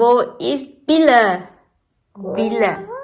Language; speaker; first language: German; non-native, learner; Thai